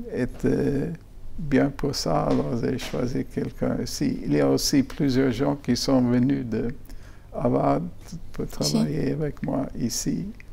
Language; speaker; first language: French; non-native, fluent; German